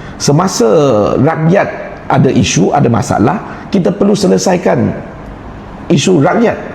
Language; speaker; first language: Malay; non-native, local second language; Chinese